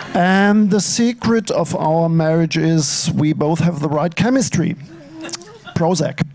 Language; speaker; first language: English; non-native, fluent; German